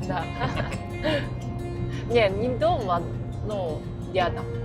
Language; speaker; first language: Russian; non-native, learner; Japanese